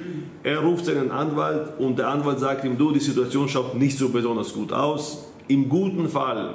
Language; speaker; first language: German; non-native, fluent; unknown